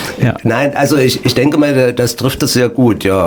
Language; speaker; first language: German; native; German